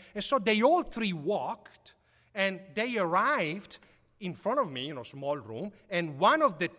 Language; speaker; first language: English; non-native, fluent; Italian